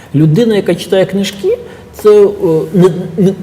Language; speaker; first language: Ukrainian; native; Ukrainian